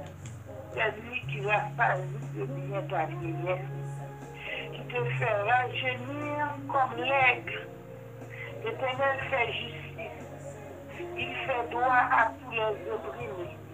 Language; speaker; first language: French; non-native, local second language; Haitian Creole